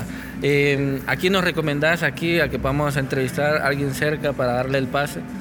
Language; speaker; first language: Spanish; native; Spanish